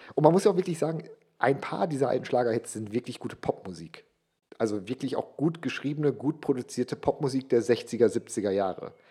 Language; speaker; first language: German; non-native, local second language; English